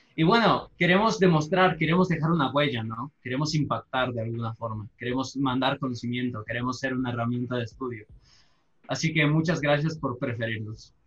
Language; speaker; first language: Spanish; native; Spanish